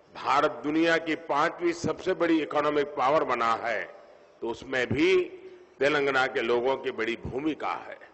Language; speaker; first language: Hindi; non-native, local second language; Gujarati